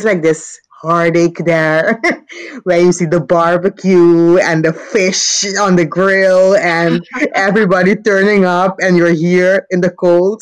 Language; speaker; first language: English; non-native, fluent; Papiamento